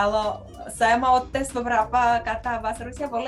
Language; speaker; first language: Indonesian; non-native, fluent; Russian